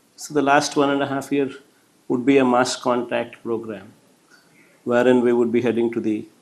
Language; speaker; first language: English; non-native, local second language; Telugu